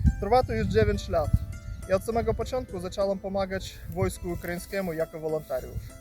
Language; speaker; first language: Polish; non-native, fluent; Ukrainian